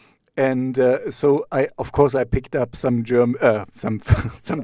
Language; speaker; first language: English; non-native, fluent; German